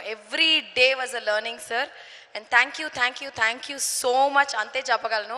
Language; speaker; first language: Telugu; non-native, fluent; Tamil